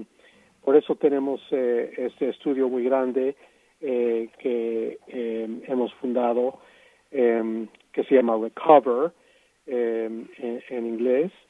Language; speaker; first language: Spanish; non-native, fluent; English